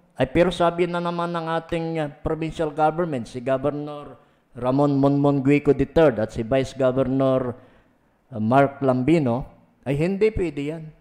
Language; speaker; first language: Filipino; non-native, local second language; Pangasinan